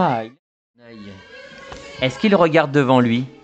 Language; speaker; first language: French; native; French